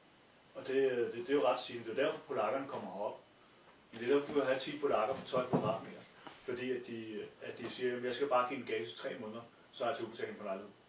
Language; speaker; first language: Danish; native; Danish